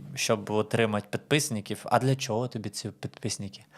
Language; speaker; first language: Ukrainian; non-native, fluent; Romanian